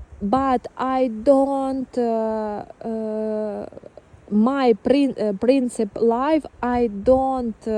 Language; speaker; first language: English; non-native, learner; Ukrainian